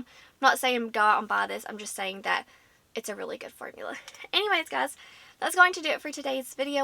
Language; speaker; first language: English; native; English